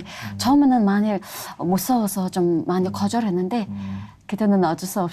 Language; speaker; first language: Korean; non-native, fluent; Mongolian